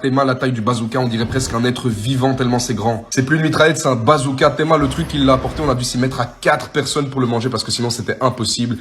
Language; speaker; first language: French; native; French